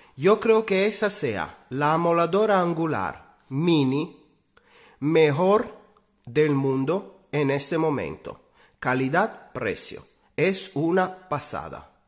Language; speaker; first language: Spanish; non-native, fluent; Italian